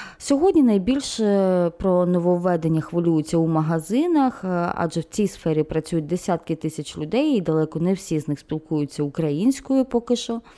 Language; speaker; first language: Ukrainian; non-native, local second language; Russian